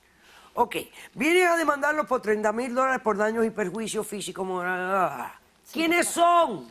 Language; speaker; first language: Spanish; native; Spanish